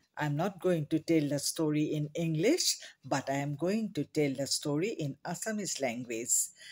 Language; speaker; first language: English; non-native, local second language; Assamese